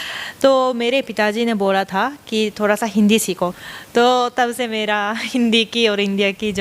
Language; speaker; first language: Hindi; non-native, fluent; Japanese